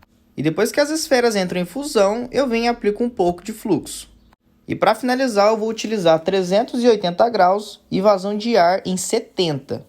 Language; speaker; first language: Portuguese; native; Portuguese